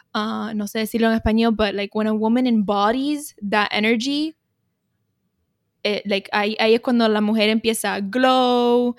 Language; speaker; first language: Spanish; early bilingual, heritage; Spanish